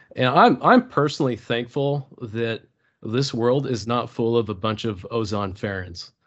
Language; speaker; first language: English; early bilingual, other home language; Turkish